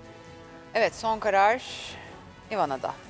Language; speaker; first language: Turkish; native; Turkish